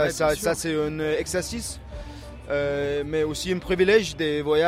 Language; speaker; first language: French; non-native, learner; Danish